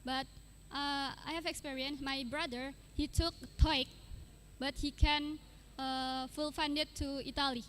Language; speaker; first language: English; non-native, learner; Indonesian